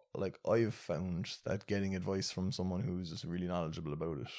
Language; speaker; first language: English; native; English